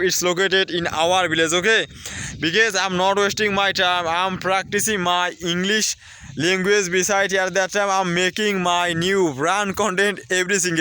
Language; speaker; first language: English; non-native, learner; Bangla